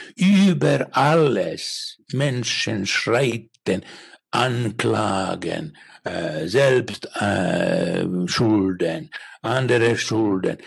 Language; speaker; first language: German; non-native, learner; Finnish